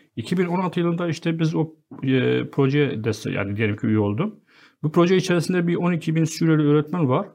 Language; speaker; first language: Turkish; non-native, fluent; Arabic